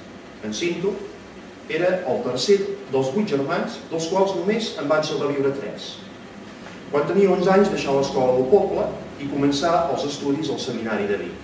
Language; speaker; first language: Catalan; native; Catalan